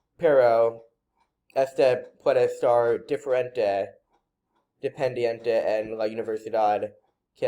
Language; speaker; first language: Spanish; non-native, learner; English